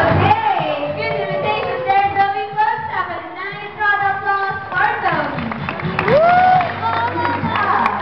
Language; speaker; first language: English; non-native, local second language; Filipino